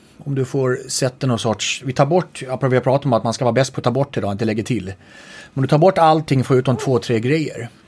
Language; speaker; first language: Swedish; native; Swedish